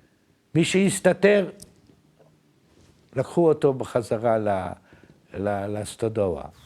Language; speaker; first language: Hebrew; non-native, fluent; Yiddish